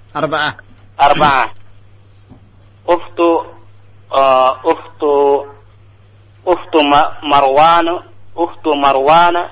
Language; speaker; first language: Arabic; non-native, learner; Indonesian